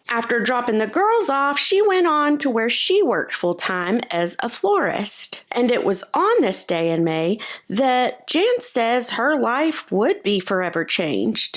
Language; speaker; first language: English; native; English